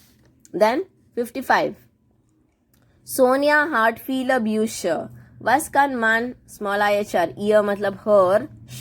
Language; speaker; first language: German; non-native, fluent; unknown